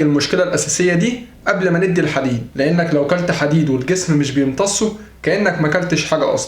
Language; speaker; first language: Arabic; native; Arabic